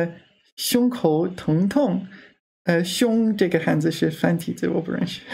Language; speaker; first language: Chinese; non-native, learner; English